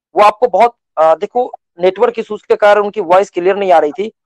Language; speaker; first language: Hindi; native; Hindi